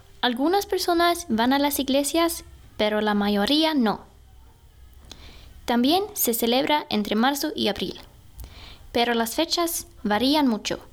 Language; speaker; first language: Spanish; non-native, learner; Swedish